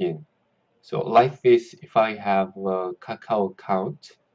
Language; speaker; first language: English; non-native, learner; Korean